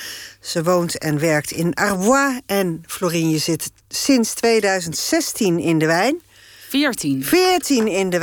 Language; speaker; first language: Dutch; native; Dutch